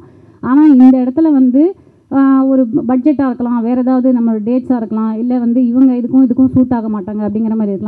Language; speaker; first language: Tamil; native; Tamil